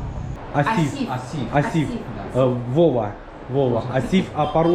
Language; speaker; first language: Russian; native; Russian